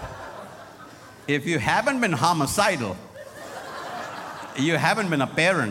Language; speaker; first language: English; non-native, local second language; Hindi